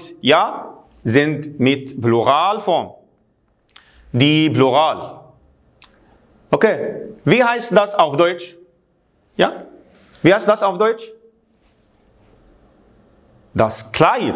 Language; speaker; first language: German; non-native, fluent; Arabic